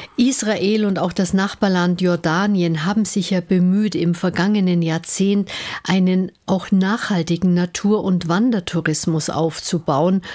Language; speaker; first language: German; native; German